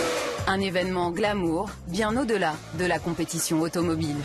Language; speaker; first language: French; native; French